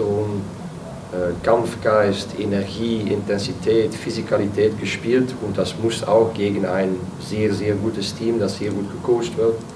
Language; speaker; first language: German; non-native, fluent; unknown